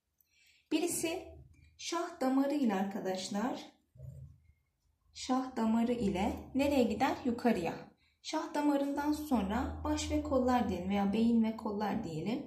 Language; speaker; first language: Turkish; native; Turkish